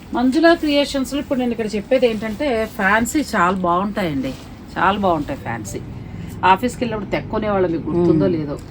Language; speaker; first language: Telugu; native; Telugu